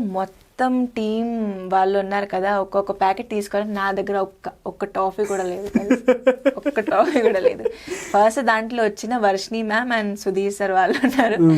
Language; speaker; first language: Telugu; non-native, fluent; Hindi